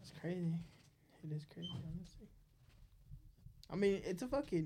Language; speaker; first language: English; early bilingual, other home language; Spanish